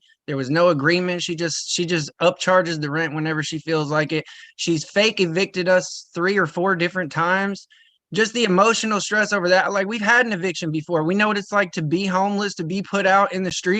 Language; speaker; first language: English; native; English